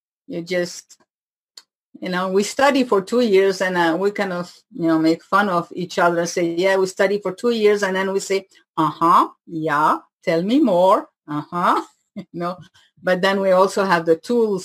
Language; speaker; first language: English; non-native, fluent; French